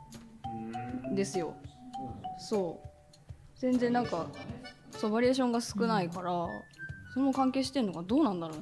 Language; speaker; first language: Japanese; native; Japanese